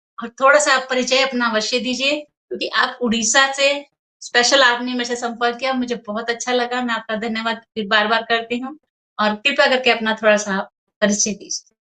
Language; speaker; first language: Hindi; native; Hindi